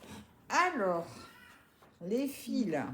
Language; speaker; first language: French; native; French